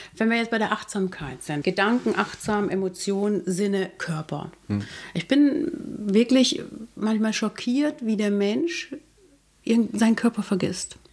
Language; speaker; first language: German; native; German